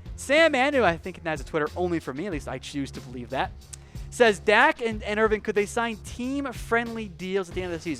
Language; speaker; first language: English; native; English